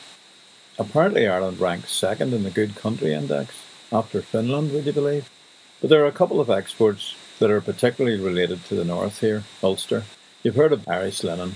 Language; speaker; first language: English; native; English